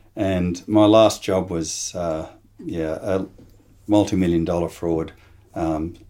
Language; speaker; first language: English; native; English